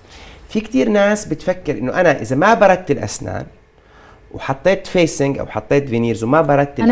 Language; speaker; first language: Arabic; native; Arabic